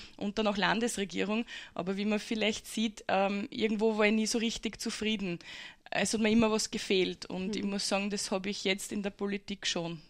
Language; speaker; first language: German; native; German